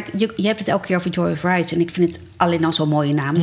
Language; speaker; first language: Dutch; native; Dutch